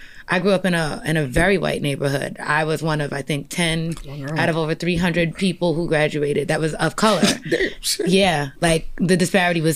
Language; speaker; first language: English; native; English